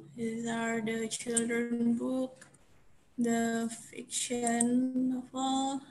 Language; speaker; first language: English; non-native, fluent; Indonesian